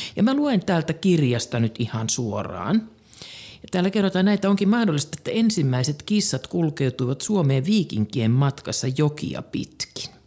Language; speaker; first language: Finnish; native; Finnish